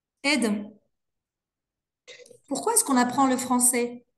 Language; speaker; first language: French; non-native, local second language; Arabic